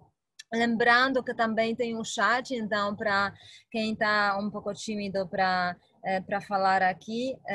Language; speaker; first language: Portuguese; non-native, fluent; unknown